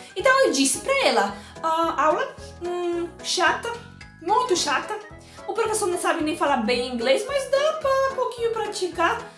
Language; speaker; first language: Portuguese; non-native, fluent; Polish